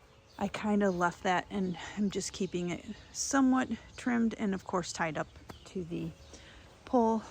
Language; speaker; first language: English; native; English